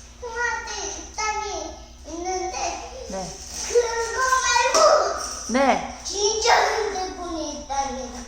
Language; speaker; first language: Korean; early bilingual, heritage; Korean